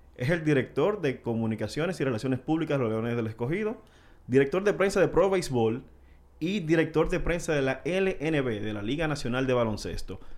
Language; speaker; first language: Spanish; native; Spanish